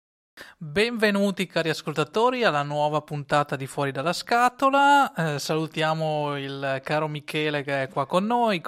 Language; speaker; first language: Italian; native; Italian